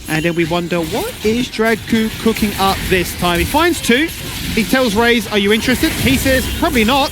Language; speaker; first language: English; native; English